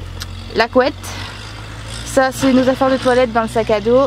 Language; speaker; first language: French; native; French